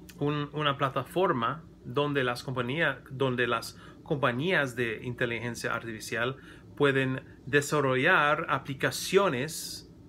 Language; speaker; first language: Spanish; non-native, learner; English